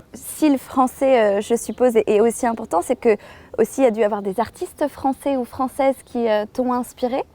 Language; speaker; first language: French; native; French